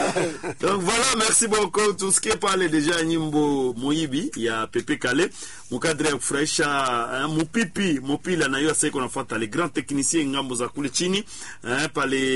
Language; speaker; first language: French; non-native, local second language; Swahili